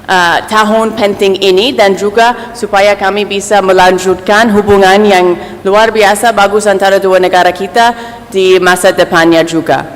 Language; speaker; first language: Indonesian; non-native, fluent; English